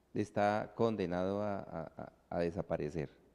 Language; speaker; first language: Spanish; native; Spanish